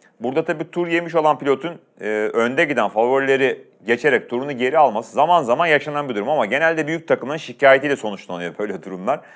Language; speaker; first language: Turkish; native; Turkish